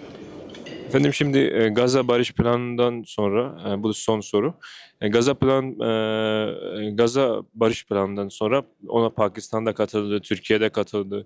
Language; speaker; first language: Turkish; non-native, fluent; Urdu